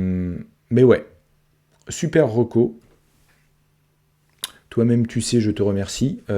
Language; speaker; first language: French; native; French